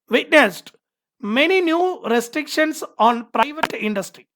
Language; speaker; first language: English; non-native, local second language; Malayalam